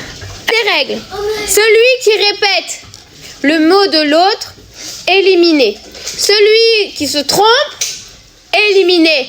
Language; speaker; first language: French; native; French